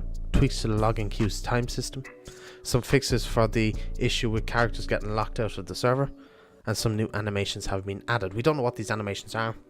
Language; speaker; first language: English; native; English